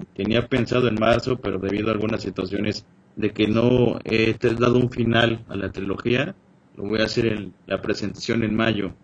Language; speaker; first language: Spanish; native; Spanish